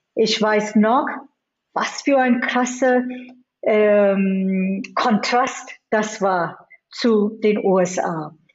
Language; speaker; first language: German; non-native, fluent; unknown